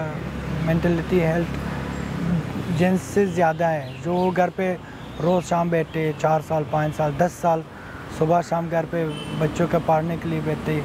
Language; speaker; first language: Hindi; non-native, fluent; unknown